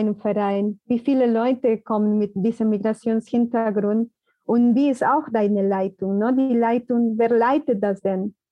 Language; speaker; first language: German; non-native, fluent; Spanish